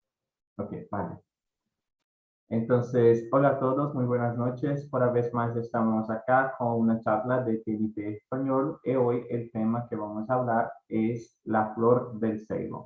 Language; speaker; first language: Spanish; non-native, fluent; Portuguese